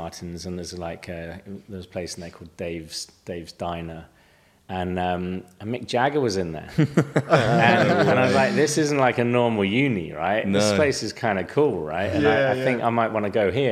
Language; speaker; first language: English; native; English